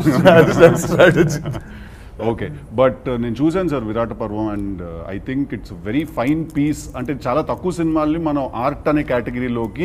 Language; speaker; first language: Telugu; native; Telugu